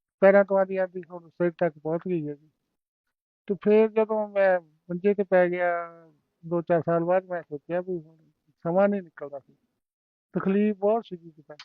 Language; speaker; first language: Punjabi; non-native, local second language; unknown